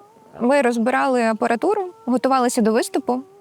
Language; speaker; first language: Ukrainian; native; Ukrainian